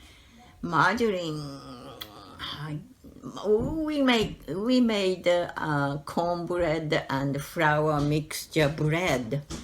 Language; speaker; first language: English; non-native, learner; Japanese